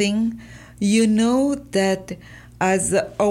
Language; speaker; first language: English; non-native, fluent; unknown